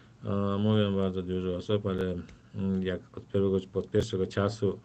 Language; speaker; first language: Polish; non-native, fluent; Turkmen